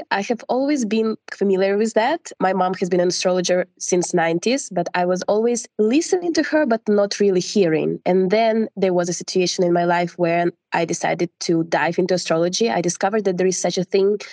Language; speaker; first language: English; non-native, fluent; Russian